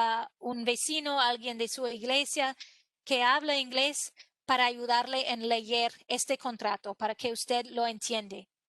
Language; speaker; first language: Spanish; non-native, fluent; English